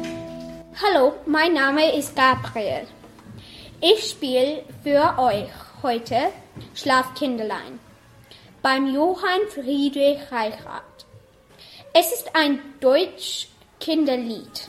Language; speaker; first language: German; non-native, learner; English